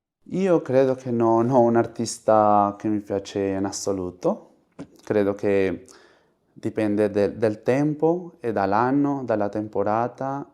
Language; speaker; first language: Italian; non-native, fluent; Spanish